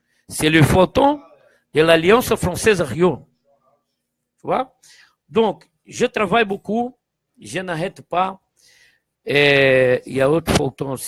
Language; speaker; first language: French; non-native, fluent; Portuguese